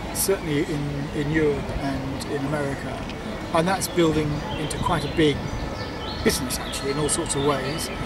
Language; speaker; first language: English; native; English